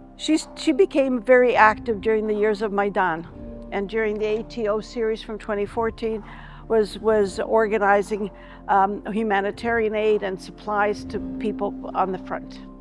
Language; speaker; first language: English; early bilingual, other home language; Ukrainian